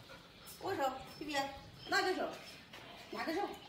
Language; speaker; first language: Chinese; native; Chinese